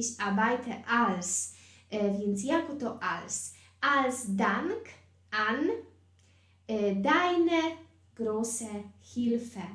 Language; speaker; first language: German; non-native, fluent; Polish